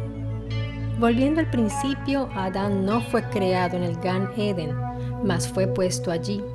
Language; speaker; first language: Spanish; non-native, fluent; Italian